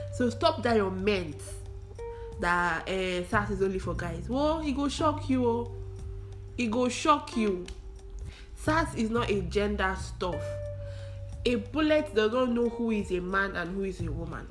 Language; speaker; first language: English; non-native, local second language; Igbo